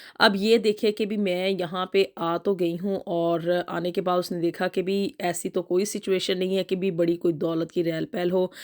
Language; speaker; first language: Urdu; native; Urdu